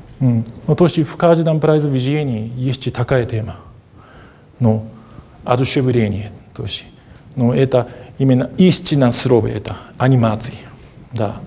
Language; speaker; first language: Russian; non-native, fluent; Japanese